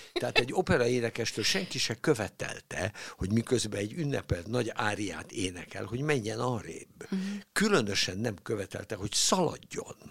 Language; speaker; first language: Hungarian; native; Hungarian